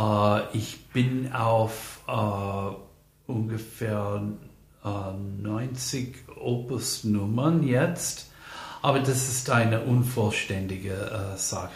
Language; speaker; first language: German; non-native, fluent; English